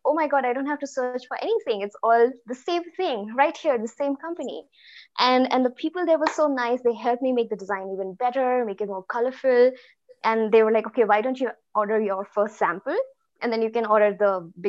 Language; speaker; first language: English; non-native, local second language; Hindi